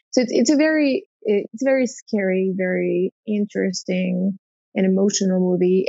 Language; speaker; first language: English; non-native, fluent; Russian